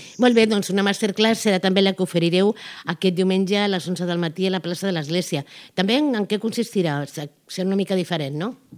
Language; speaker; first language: Catalan; native; Catalan